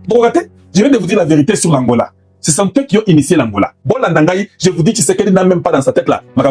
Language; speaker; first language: French; non-native, local second language; Lingala